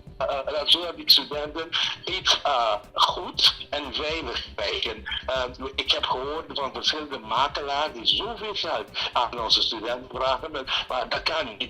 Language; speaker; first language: Dutch; non-native, local second language; Papiamento